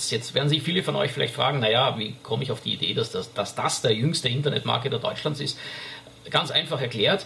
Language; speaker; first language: German; native; German